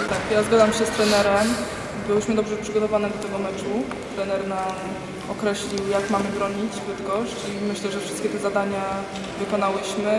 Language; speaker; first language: Polish; native; Polish